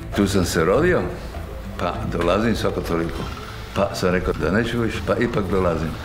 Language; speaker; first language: Croatian; native; Croatian